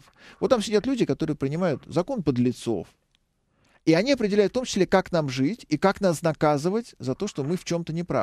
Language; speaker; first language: Russian; native; Russian